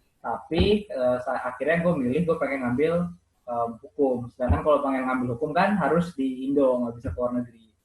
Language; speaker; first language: Indonesian; native; Indonesian